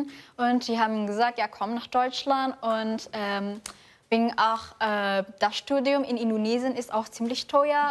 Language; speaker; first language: German; non-native, fluent; Indonesian